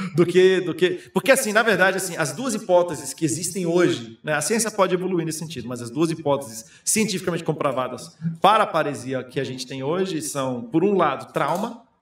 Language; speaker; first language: Portuguese; non-native, fluent; German